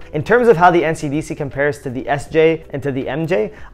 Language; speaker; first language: English; native; English